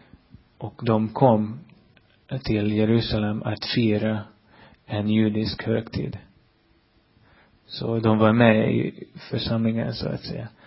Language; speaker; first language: Swedish; non-native, fluent; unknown